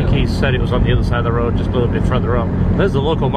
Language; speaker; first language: English; native; English